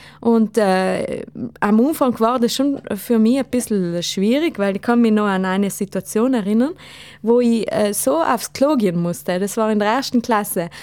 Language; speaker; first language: German; non-native, local second language; Ladin